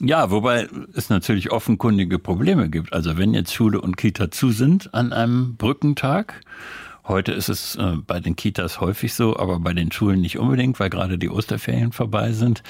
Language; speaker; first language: German; native; German